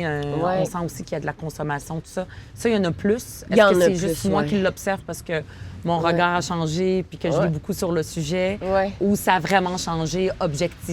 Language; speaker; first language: French; native; French